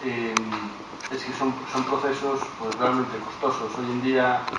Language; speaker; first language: Spanish; non-native, local second language; Galician